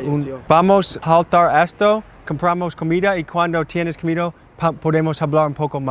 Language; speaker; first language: Spanish; non-native, learner; English